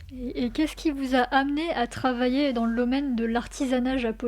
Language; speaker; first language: French; native; French